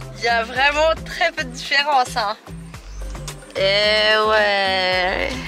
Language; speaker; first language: French; native; French